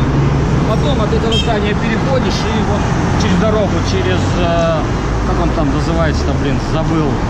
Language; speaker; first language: Russian; native; Russian